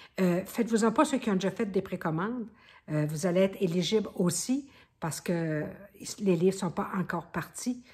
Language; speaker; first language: French; native; French